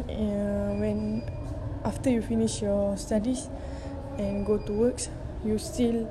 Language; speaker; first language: English; non-native, local second language; Malay